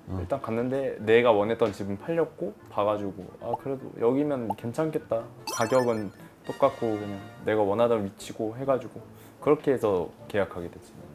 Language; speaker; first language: Korean; early bilingual, heritage; Korean